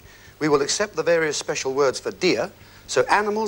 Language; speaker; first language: English; native; English